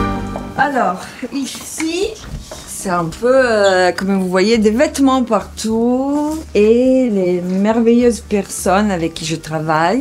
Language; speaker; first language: French; non-native, fluent; Italian